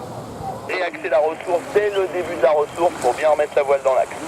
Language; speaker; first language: French; native; French